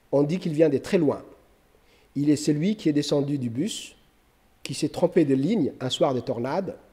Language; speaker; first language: French; non-native, local second language; Somali